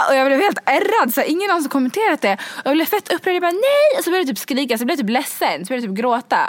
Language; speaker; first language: Swedish; early bilingual, other home language; Kurdish